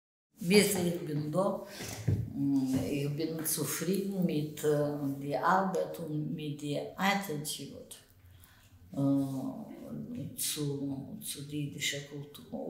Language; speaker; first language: German; non-native, learner; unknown